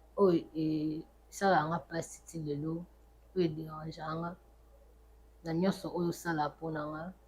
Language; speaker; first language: Lingala; native; Lingala